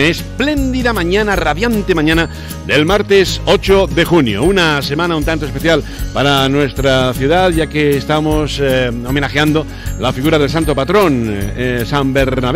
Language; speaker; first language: Spanish; native; Spanish